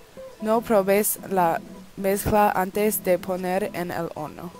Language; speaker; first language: Spanish; non-native, learner; English